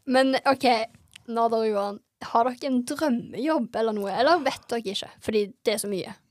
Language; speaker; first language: Norwegian; native; Norwegian